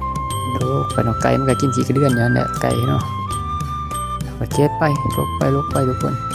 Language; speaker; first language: Thai; non-native, local second language; Northeastern Thai